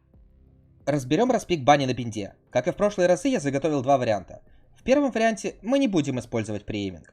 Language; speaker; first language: Russian; native; Russian